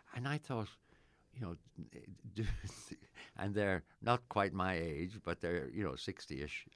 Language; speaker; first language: English; native; English